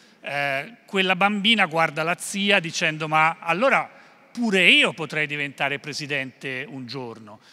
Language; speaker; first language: Italian; native; Italian